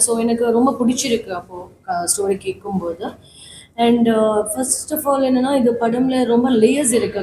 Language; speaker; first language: Tamil; non-native, learner; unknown